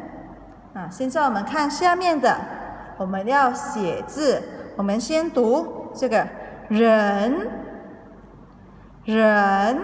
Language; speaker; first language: Chinese; early bilingual, heritage; Indonesian